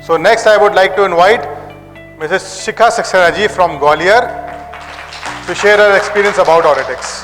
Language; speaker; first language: Hindi; native; Hindi